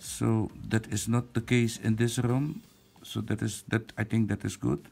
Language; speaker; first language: English; non-native, fluent; Dutch